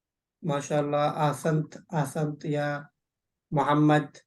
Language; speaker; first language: Arabic; non-native, fluent; Urdu